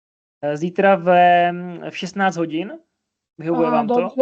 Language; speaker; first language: Czech; non-native, fluent; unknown